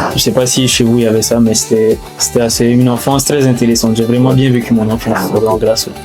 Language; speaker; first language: French; non-native, local second language; Fula